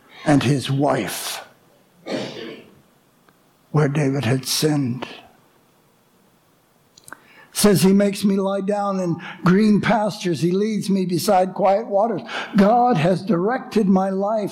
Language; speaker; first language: English; native; English